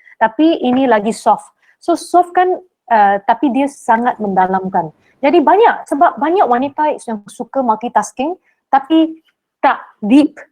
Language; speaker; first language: Malay; non-native, local second language; Min Nan Chinese